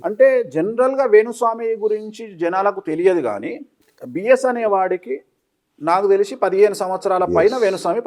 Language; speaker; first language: Telugu; native; Telugu